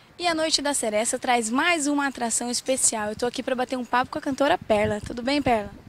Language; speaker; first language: Portuguese; native; Portuguese